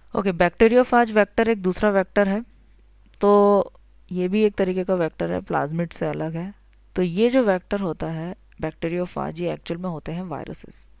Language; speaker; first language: Hindi; native; Hindi